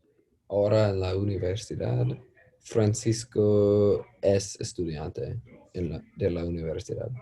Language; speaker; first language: Spanish; non-native, learner; English